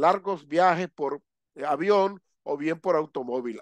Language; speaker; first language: Spanish; native; Spanish